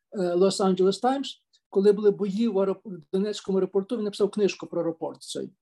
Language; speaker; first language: Ukrainian; native; Ukrainian